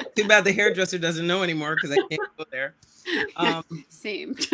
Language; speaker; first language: English; native; English